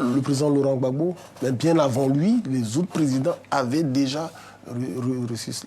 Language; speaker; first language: French; native; French